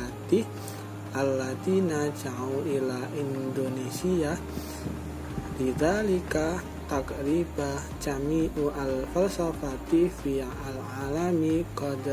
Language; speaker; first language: Arabic; non-native, learner; Indonesian